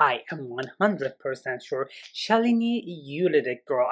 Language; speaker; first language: English; non-native, fluent; Turkish